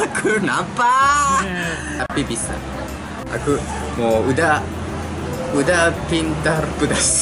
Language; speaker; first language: Indonesian; non-native, learner; Japanese